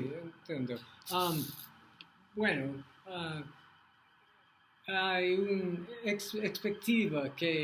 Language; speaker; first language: Spanish; non-native, learner; English